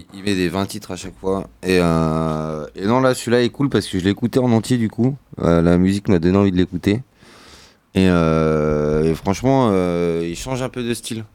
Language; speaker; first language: French; native; French